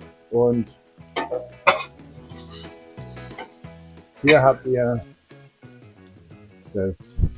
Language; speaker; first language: German; native; German